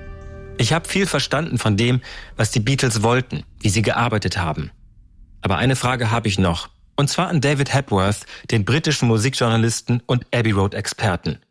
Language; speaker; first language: German; native; German